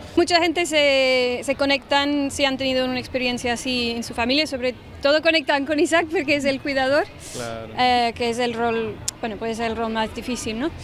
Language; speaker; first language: Spanish; native; Spanish